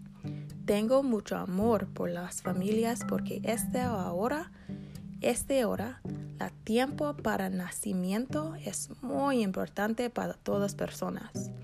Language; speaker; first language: Spanish; non-native, learner; English